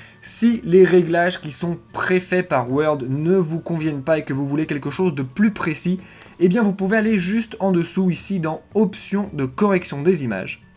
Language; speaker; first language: French; native; French